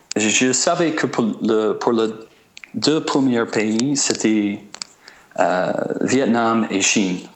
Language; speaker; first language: French; non-native, fluent; English